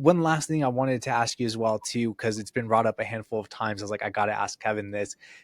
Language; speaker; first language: English; native; English